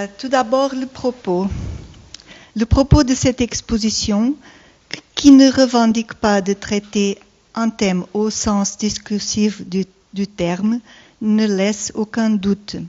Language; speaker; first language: French; non-native, learner; Portuguese